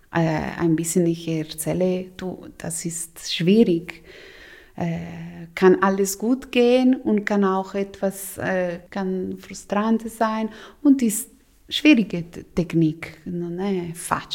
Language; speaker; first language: German; non-native, local second language; Italian